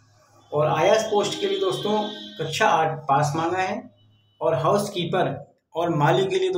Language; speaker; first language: Hindi; native; Hindi